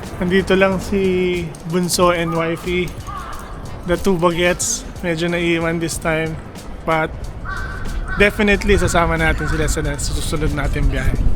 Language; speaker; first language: Filipino; native; Filipino